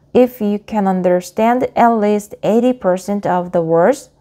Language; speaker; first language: English; non-native, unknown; Korean